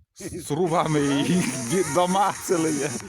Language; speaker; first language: Russian; native; Russian